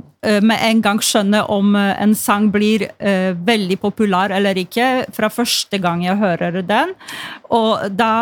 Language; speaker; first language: Norwegian; non-native, fluent; Polish